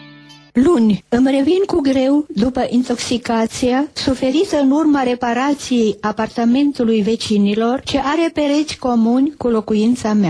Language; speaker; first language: Romanian; native; Romanian